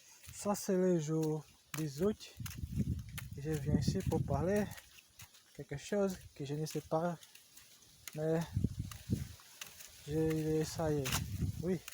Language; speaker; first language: French; non-native, learner; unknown